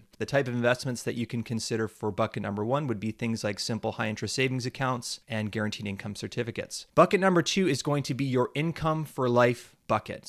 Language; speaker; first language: English; native; English